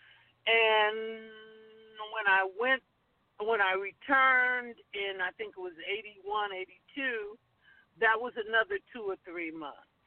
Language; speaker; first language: English; native; English